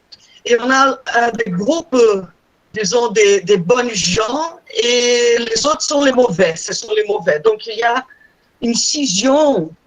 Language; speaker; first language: French; non-native, fluent; Portuguese